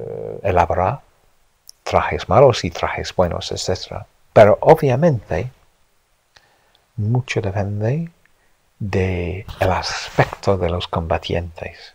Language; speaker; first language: Spanish; non-native, fluent; English